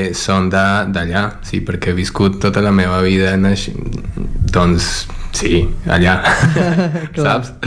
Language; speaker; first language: Catalan; non-native, learner; Spanish